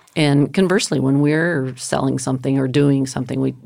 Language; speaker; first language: English; native; English